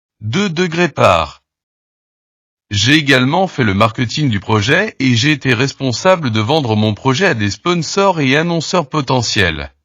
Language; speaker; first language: French; non-native, learner; Portuguese